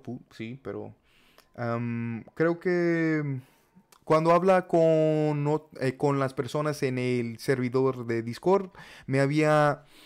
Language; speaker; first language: Spanish; non-native, learner; English